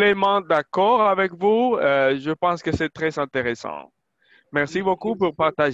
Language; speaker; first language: French; non-native, fluent; Spanish